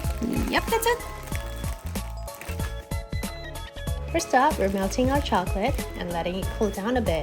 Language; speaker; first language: English; non-native, local second language; Indonesian